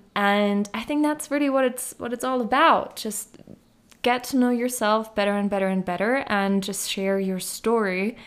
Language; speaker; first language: English; non-native, fluent; German